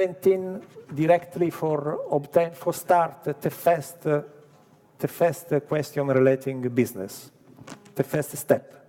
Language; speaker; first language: English; non-native, learner; Italian